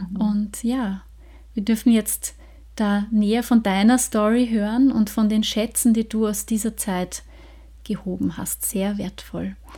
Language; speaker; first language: German; native; German